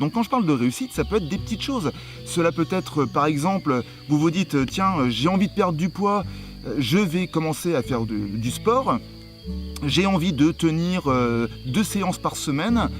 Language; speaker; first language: French; native; French